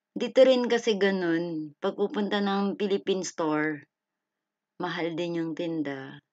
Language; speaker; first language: Filipino; native; Filipino